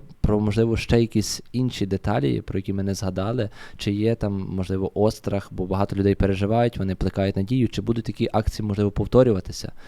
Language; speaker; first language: Ukrainian; native; Ukrainian